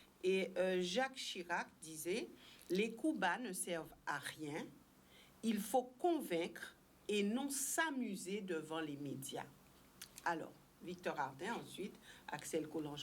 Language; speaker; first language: French; native; French